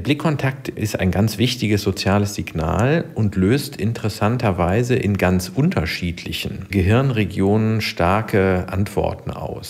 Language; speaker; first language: German; native; German